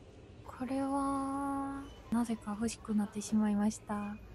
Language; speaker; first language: Japanese; non-native, fluent; Korean